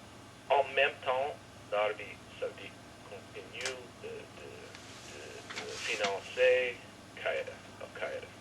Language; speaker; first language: French; non-native, learner; English